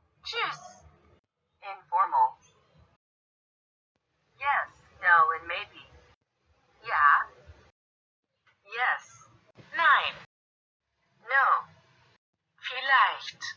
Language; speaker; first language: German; non-native, learner; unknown